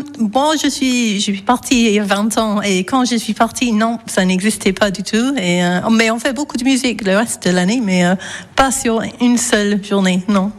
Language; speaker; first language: French; non-native, fluent; English